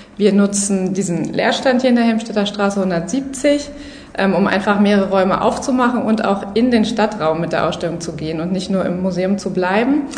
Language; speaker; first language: German; native; German